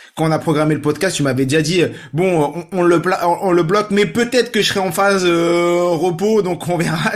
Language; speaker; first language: French; native; French